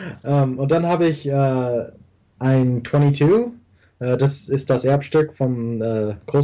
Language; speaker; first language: German; early bilingual, heritage; English